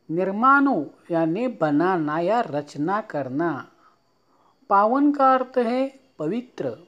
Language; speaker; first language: Hindi; non-native, local second language; Marathi